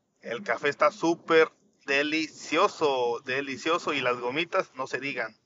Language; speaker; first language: Spanish; native; Spanish